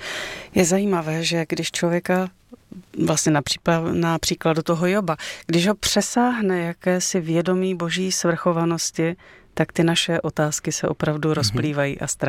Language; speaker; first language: Czech; native; Czech